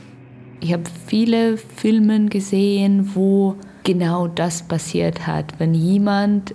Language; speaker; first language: German; non-native, learner; Russian